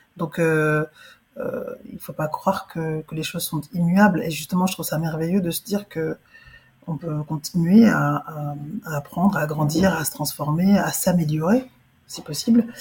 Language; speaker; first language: French; early bilingual, other home language; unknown